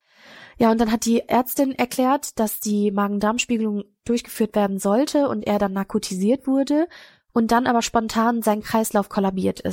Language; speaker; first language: German; native; German